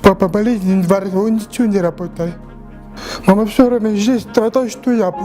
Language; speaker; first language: Russian; non-native, local second language; Kyrgyz